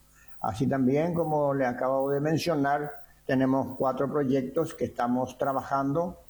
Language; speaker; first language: Spanish; native; Spanish